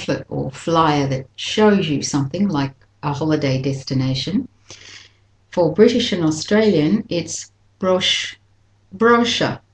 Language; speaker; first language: English; native; English